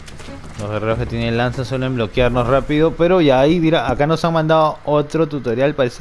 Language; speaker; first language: Spanish; native; Spanish